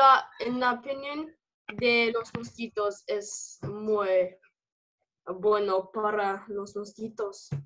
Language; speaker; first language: Spanish; non-native, learner; English